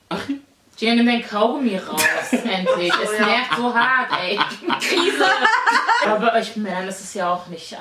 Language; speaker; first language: German; native; German